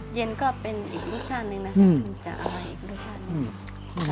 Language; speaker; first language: Thai; native; Thai